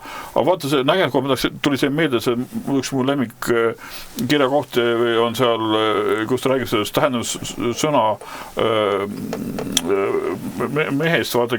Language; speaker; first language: Estonian; native; Estonian